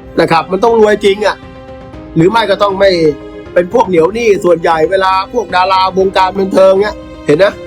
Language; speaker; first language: Thai; native; Thai